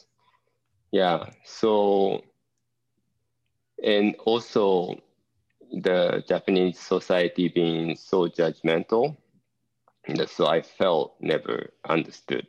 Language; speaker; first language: English; non-native, fluent; Japanese